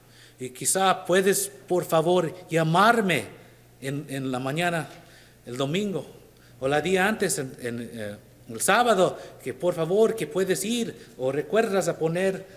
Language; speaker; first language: Spanish; non-native, learner; English